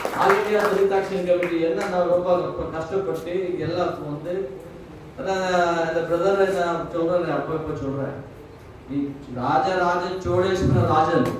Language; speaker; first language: Tamil; non-native, learner; Kannada